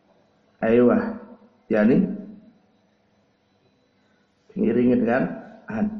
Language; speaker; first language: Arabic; non-native, fluent; Indonesian